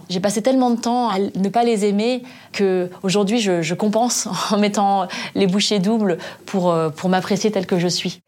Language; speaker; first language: French; native; French